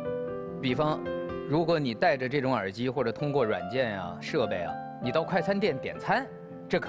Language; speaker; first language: Chinese; native; Chinese